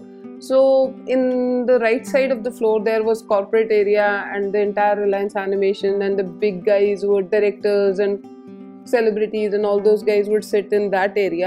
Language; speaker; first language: English; non-native, local second language; Hindi